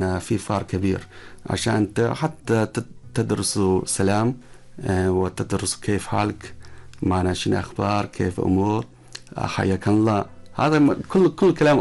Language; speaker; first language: Arabic; non-native, learner; Chinese